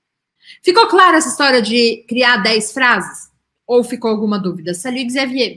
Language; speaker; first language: Portuguese; native; Portuguese